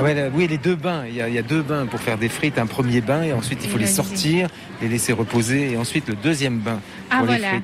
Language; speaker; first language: French; native; French